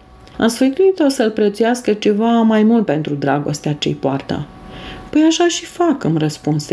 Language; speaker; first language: Romanian; native; Romanian